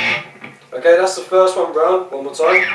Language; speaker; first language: English; native; English